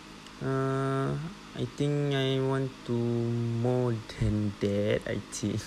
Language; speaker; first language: English; non-native, local second language; Malay